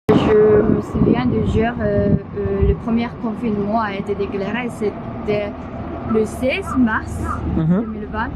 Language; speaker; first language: French; non-native, fluent; Japanese